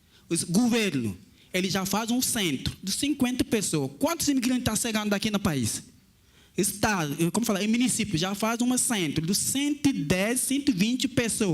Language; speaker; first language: Portuguese; non-native, learner; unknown